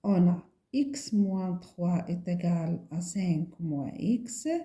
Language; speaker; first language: French; non-native, local second language; Arabic